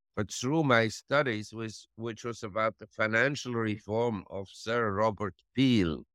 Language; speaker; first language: English; non-native, fluent; German